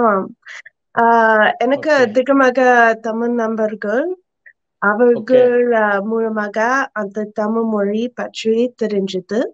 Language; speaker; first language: Tamil; non-native, learner; English